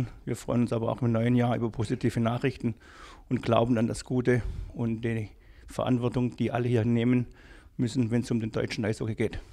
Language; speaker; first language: German; native; German